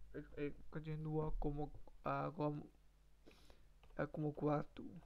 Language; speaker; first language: Portuguese; non-native, learner; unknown